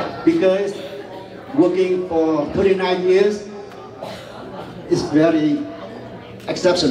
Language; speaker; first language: English; non-native, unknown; Vietnamese